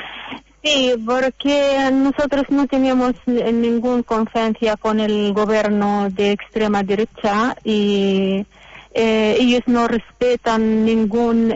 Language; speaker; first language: Spanish; non-native, learner; Arabic